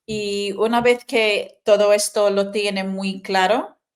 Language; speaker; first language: Spanish; non-native, fluent; English